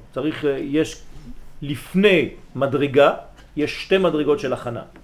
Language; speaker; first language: Hebrew; early bilingual, heritage; Hebrew